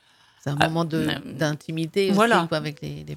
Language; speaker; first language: French; native; French